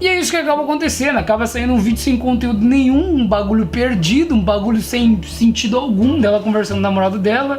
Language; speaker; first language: Portuguese; native; Portuguese